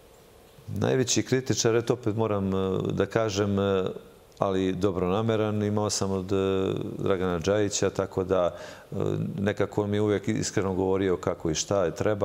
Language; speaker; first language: Serbian; native; Serbian